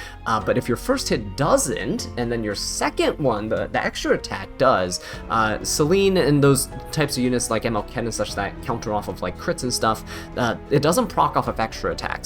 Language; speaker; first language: English; native; English